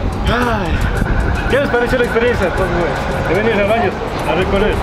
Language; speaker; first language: Spanish; native; Spanish